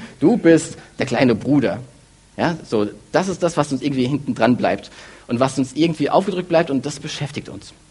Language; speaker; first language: German; early bilingual, other home language; Russian